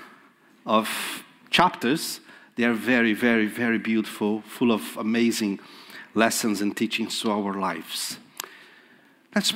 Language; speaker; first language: English; non-native, fluent; Portuguese